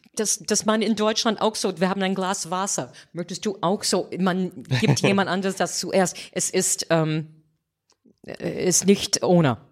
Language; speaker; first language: German; non-native, fluent; English